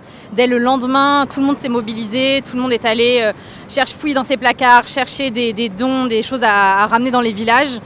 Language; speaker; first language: French; native; French